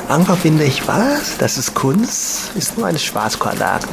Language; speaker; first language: German; non-native, learner; Chinese